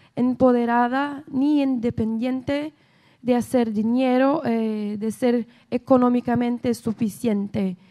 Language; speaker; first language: Spanish; non-native, learner; Portuguese